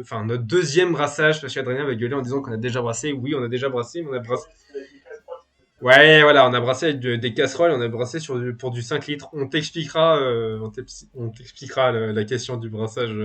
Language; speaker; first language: French; native; French